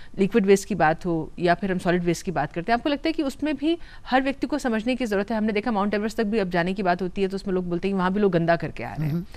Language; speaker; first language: Hindi; native; Hindi